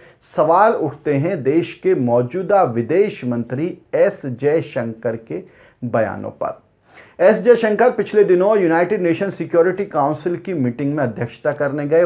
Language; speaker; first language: Hindi; native; Hindi